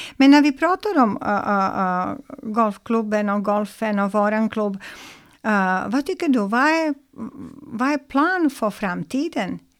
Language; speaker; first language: Swedish; non-native, fluent; Serbian